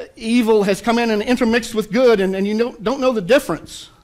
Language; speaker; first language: English; native; English